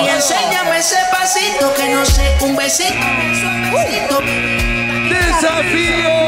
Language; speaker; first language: Spanish; native; Spanish